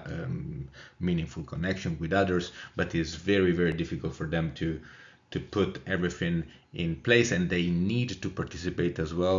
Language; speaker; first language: English; non-native, fluent; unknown